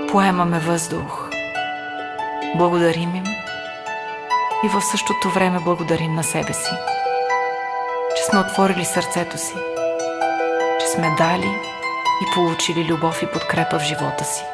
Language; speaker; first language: Bulgarian; native; Bulgarian